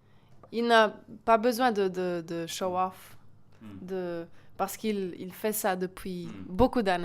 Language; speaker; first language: French; non-native, local second language; German